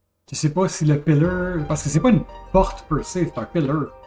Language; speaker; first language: French; native; French